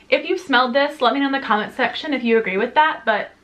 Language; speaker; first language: English; native; English